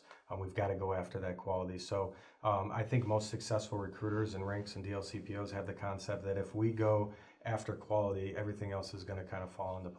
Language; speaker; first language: English; native; English